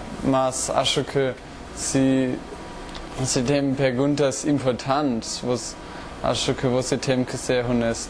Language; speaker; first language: Portuguese; non-native, learner; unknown